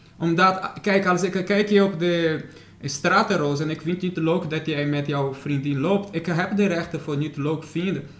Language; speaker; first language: Dutch; non-native, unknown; Portuguese